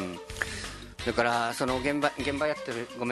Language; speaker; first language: Japanese; native; Japanese